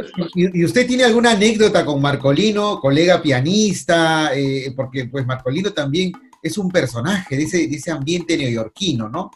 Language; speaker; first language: Spanish; native; Spanish